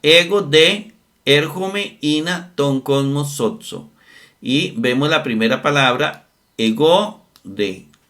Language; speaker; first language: Spanish; native; Spanish